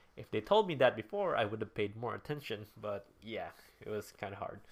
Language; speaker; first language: English; non-native, local second language; Cebuano